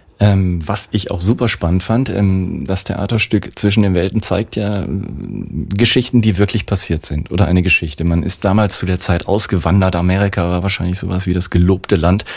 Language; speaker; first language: German; native; German